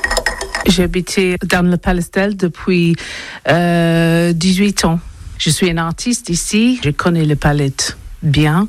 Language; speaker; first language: French; non-native, learner; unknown